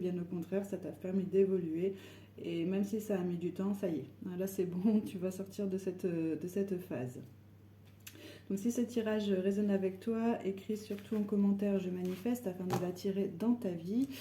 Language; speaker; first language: French; native; French